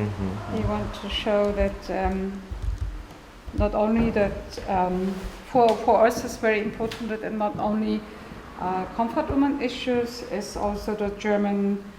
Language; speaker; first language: English; non-native, learner; German